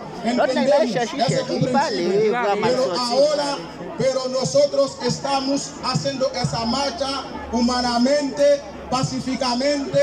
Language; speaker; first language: Spanish; non-native, fluent; Haitian Creole